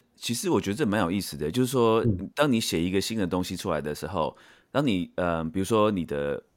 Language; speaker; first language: Chinese; native; Chinese